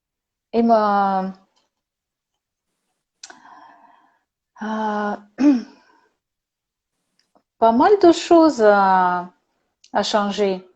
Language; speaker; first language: French; non-native, learner; Russian